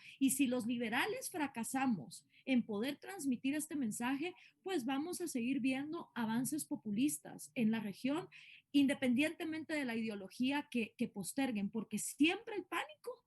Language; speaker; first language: Spanish; native; Spanish